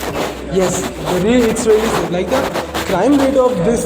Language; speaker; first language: English; non-native, local second language; Gujarati